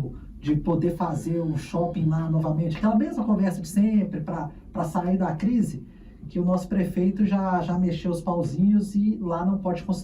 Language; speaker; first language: Portuguese; native; Portuguese